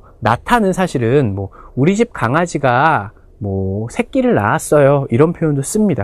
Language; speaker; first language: Korean; native; Korean